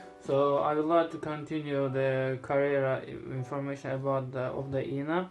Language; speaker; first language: English; non-native, learner; Azerbaijani